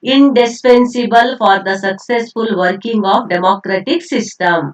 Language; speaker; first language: English; non-native, local second language; Kannada